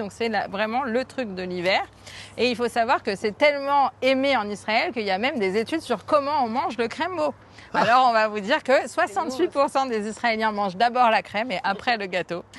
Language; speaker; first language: French; native; French